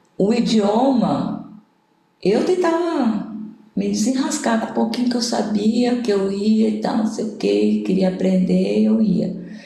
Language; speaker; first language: Portuguese; native; Portuguese